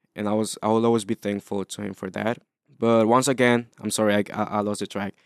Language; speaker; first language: English; early bilingual, other home language; Spanish